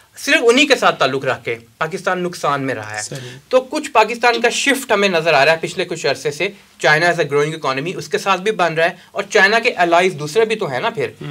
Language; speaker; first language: Urdu; native; Urdu